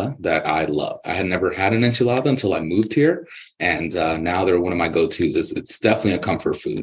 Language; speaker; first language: English; native; English